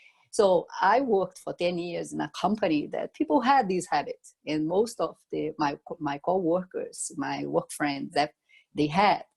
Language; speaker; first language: English; non-native, fluent; Portuguese